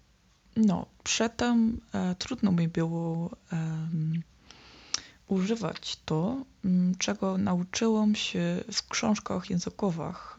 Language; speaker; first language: Polish; non-native, learner; Dutch